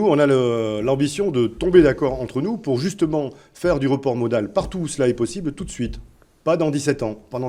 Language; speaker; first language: French; native; French